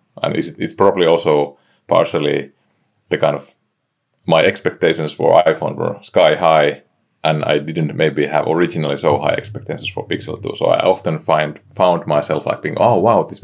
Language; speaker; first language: English; non-native, fluent; Finnish